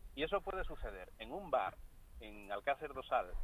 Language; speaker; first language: Spanish; non-native, local second language; Galician